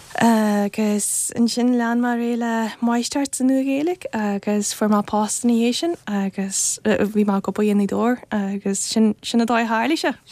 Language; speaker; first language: Irish; non-native, fluent; English